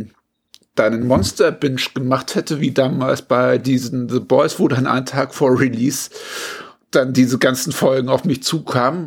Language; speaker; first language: German; native; German